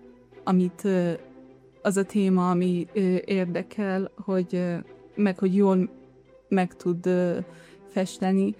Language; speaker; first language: Hungarian; early bilingual, heritage; Hungarian